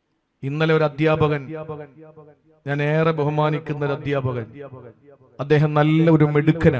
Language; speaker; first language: Malayalam; native; Malayalam